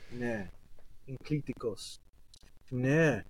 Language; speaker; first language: Greek; non-native, learner; English